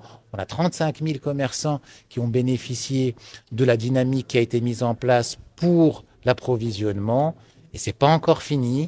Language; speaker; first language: French; non-native, local second language; Arabic